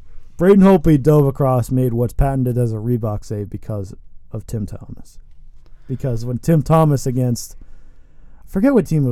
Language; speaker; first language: English; native; English